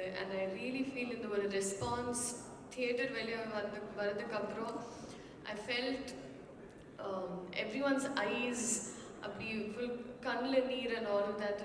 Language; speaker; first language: Tamil; non-native, learner; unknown